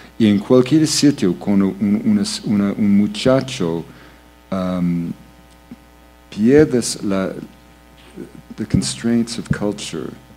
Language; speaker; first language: Spanish; non-native, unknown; English